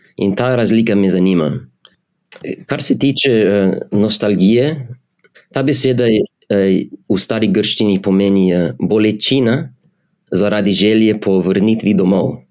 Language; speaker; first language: Slovenian; non-native, fluent; English